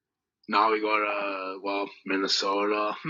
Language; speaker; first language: English; native; English